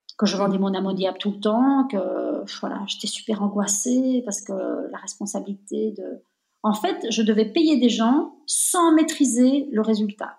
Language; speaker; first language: French; native; French